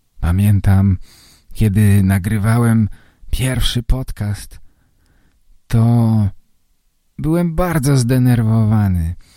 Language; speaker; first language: Polish; native; Polish